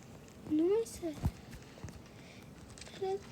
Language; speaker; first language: Romanian; early bilingual, heritage; Romanian